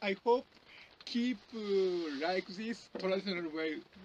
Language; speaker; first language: English; non-native, learner; Japanese